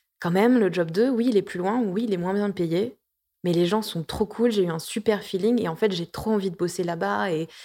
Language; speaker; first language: French; native; French